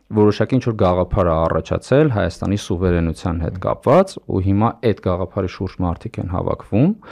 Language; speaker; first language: Armenian; native; Armenian